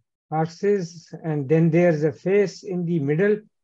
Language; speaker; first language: English; non-native, local second language; Urdu